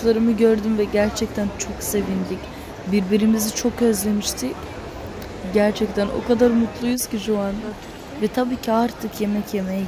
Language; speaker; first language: Turkish; early bilingual, other home language; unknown